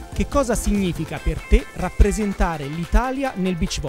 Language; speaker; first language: Italian; native; Italian